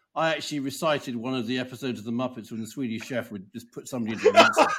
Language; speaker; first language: English; native; English